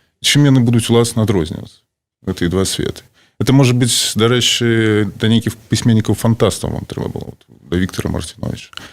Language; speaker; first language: Belarusian; non-native, local second language; Russian